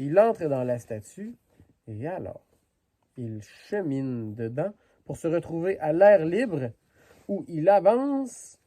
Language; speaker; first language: French; native; French